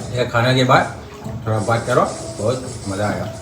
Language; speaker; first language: Hindi; non-native, local second language; Manipuri